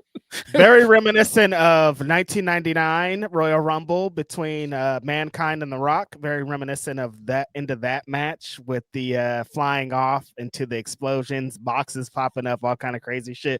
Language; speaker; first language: English; native; English